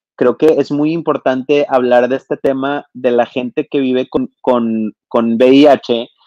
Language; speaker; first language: Spanish; native; Spanish